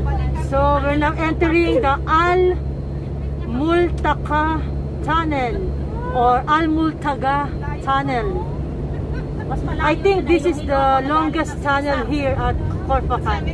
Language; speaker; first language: English; non-native, local second language; Filipino